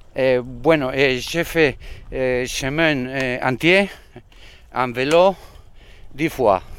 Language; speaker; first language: French; non-native, learner; Spanish